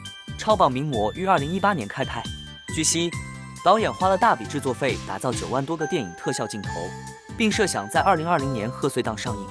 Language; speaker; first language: Chinese; native; Chinese